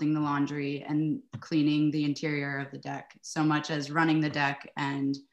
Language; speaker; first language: English; native; English